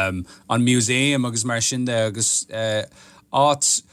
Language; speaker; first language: Irish; non-native, local second language; English